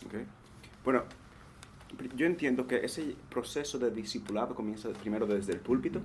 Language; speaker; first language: Spanish; native; Spanish